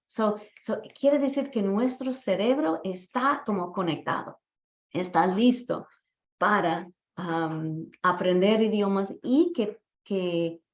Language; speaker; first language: Spanish; non-native, fluent; English